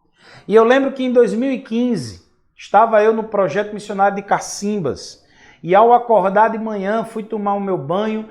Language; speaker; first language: Portuguese; native; Portuguese